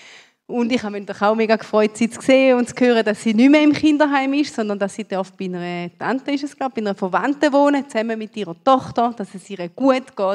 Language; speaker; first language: German; native; German